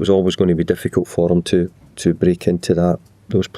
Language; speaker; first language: English; native; English